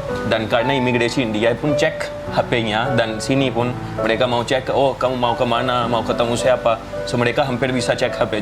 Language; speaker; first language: Indonesian; non-native, fluent; Hindi